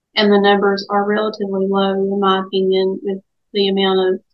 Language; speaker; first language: English; native; English